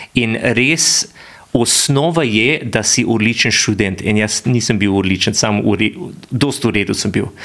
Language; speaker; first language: Slovenian; non-native, fluent; English